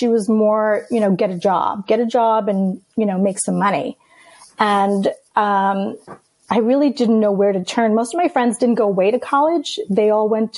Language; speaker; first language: English; early bilingual, other home language; Greek